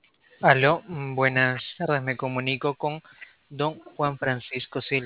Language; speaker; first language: Spanish; native; Spanish